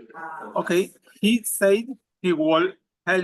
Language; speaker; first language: English; non-native, learner; Spanish